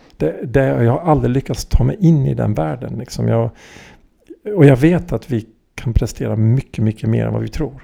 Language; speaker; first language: Swedish; native; Swedish